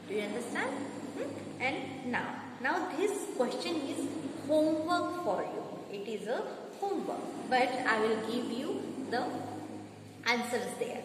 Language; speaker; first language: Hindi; non-native, local second language; Marathi